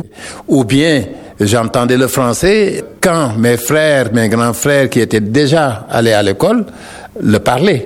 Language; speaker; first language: French; non-native, local second language; Wolof